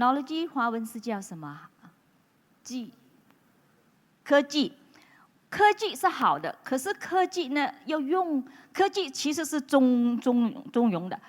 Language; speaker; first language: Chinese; non-native, local second language; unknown